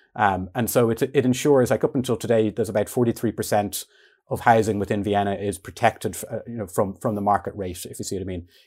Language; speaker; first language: English; native; English